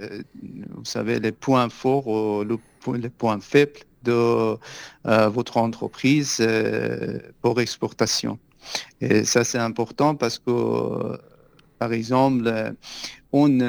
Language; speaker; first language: French; non-native, fluent; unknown